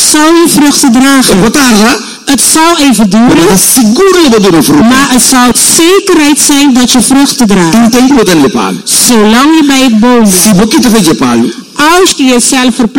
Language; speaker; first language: Dutch; non-native, local second language; Papiamento